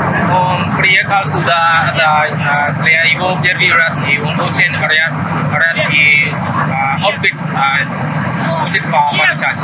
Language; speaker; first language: Russian; non-native, learner; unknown